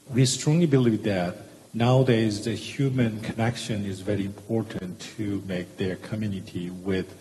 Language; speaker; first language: English; non-native, fluent; Korean